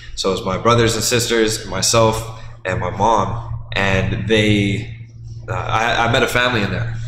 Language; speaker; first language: English; native; English